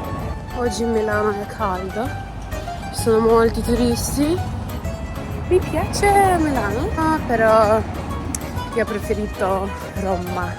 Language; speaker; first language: Italian; non-native, learner; Lithuanian